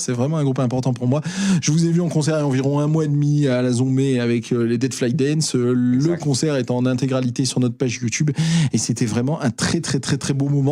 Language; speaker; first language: French; native; French